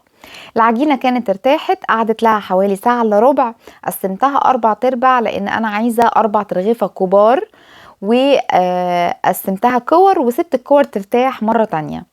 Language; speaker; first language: Arabic; native; Arabic